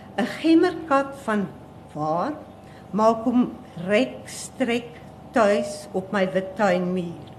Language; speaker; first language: Afrikaans; native; Afrikaans